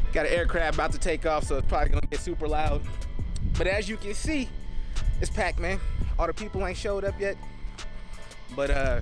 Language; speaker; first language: English; native; English